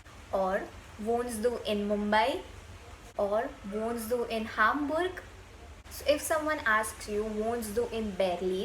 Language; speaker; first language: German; non-native, learner; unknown